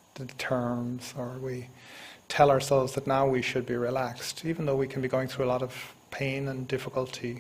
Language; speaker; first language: English; native; English